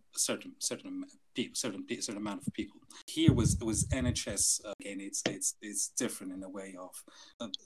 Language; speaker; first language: English; non-native, fluent; Arabic